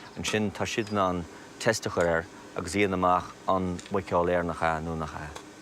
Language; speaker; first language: Irish; native; Irish